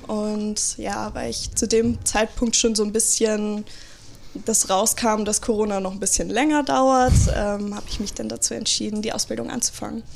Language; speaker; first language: German; native; German